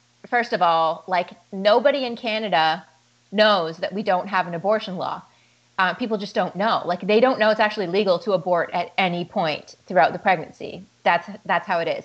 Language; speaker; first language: English; native; English